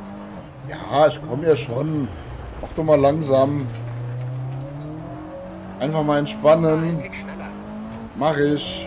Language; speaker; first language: German; native; German